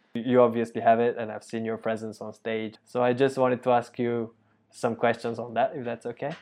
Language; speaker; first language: English; non-native, fluent; Bulgarian